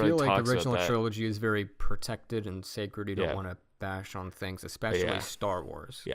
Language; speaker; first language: English; native; English